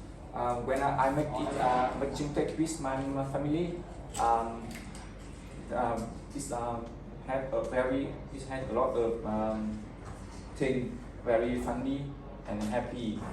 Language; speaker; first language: English; non-native, learner; Vietnamese